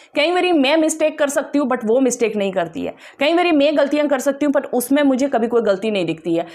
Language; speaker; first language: Hindi; non-native, local second language; Dogri